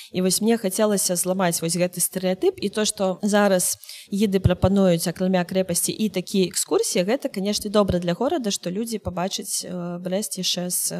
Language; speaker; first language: Belarusian; non-native, local second language; Russian